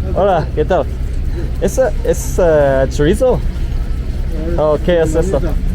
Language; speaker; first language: Spanish; non-native, learner; English